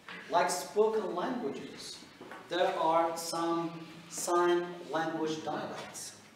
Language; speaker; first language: English; non-native, fluent; Turkish